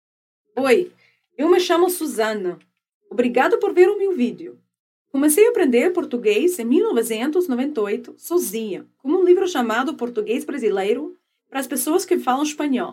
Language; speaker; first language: Portuguese; non-native, fluent; English